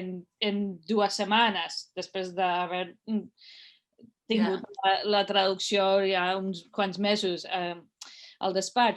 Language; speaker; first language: Catalan; non-native, fluent; English